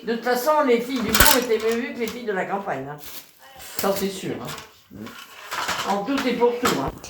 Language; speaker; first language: French; non-native, local second language; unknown